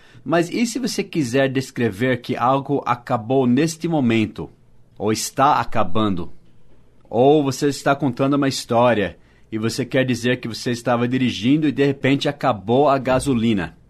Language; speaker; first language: Portuguese; non-native, fluent; English